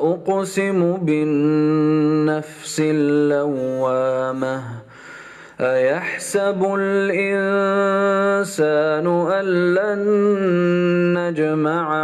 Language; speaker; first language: Arabic; native; Arabic